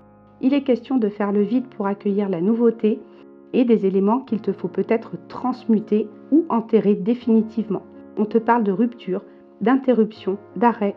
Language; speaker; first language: French; native; French